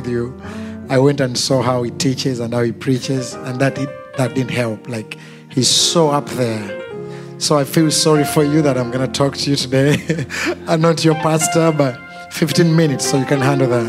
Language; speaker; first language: English; non-native, local second language; Ganda